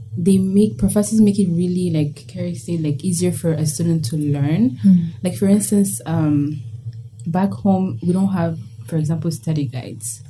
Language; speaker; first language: English; non-native, local second language; Kinyarwanda